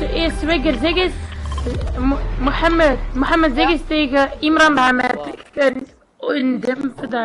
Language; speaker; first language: Dutch; non-native, local second language; French